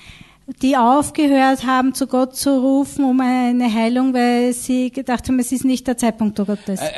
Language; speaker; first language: German; native; German